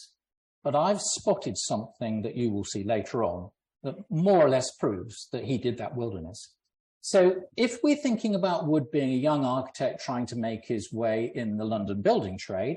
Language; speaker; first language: English; native; English